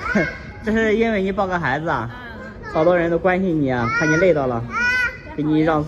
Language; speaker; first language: Chinese; native; Chinese